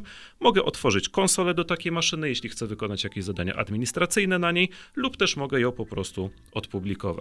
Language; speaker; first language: Polish; native; Polish